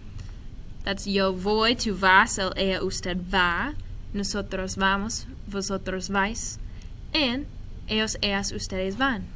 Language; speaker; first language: Spanish; non-native, fluent; English